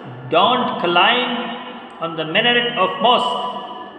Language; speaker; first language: English; non-native, local second language; Urdu